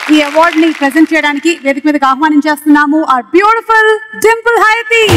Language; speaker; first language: Telugu; non-native, local second language; Malayalam